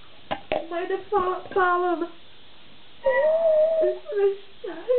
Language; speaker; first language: German; non-native, learner; Czech